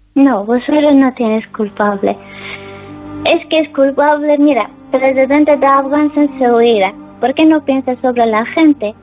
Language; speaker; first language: Spanish; non-native, learner; Persian